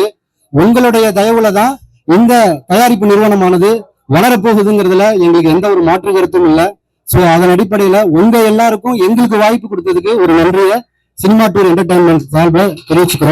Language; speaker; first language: Tamil; native; Tamil